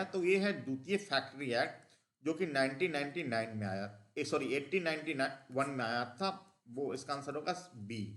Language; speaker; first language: Hindi; native; Hindi